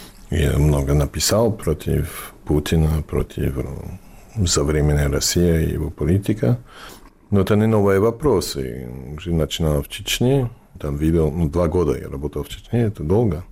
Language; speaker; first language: Russian; non-native, fluent; English